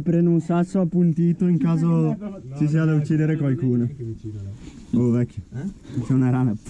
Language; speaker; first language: Italian; native; Italian